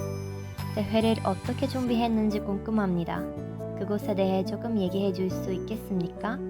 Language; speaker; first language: Korean; non-native, learner; Turkish